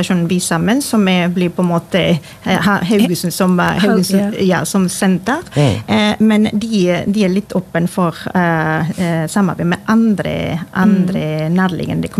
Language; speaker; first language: Norwegian; non-native, fluent; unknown